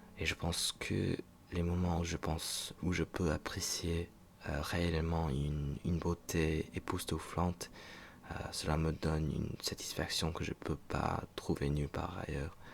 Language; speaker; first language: French; non-native, fluent; English